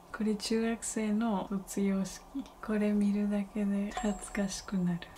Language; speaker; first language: Japanese; non-native, fluent; Spanish